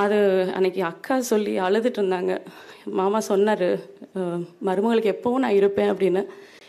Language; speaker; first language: Tamil; native; Tamil